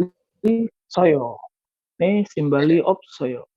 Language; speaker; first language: Korean; non-native, learner; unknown